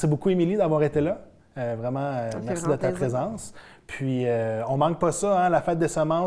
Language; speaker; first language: French; native; French